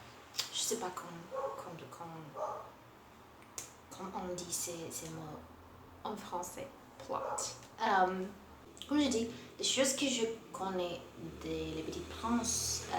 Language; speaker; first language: French; non-native, learner; Portuguese